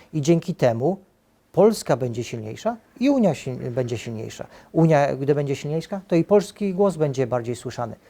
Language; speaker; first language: Polish; native; Polish